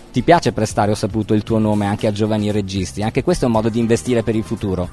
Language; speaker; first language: Italian; native; Italian